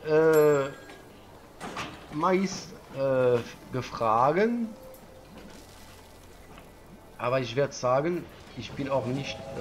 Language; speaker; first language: German; non-native, learner; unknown